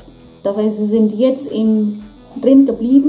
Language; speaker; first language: German; non-native, fluent; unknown